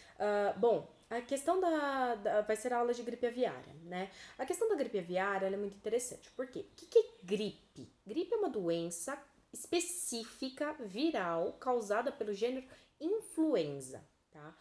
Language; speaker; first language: Portuguese; native; Portuguese